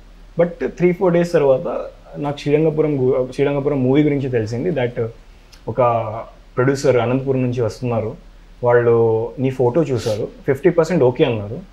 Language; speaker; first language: Telugu; non-native, local second language; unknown